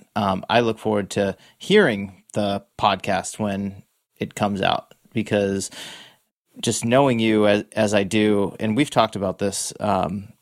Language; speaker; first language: English; native; English